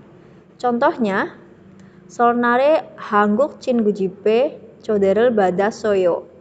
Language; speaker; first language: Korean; non-native, fluent; Indonesian